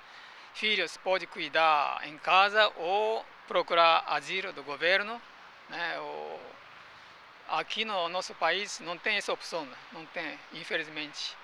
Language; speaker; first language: Portuguese; non-native, fluent; Japanese